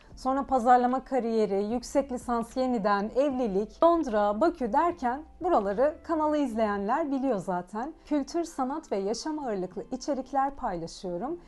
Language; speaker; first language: Turkish; early bilingual, heritage; Turkish